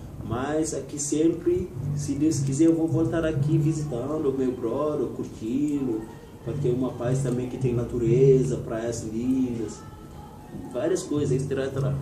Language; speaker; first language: Portuguese; non-native, learner; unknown